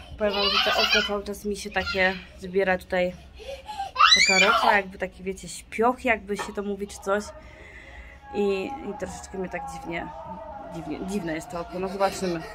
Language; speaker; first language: Polish; early bilingual, heritage; Polish